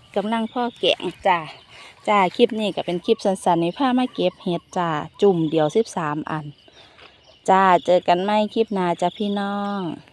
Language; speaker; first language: Thai; native; Thai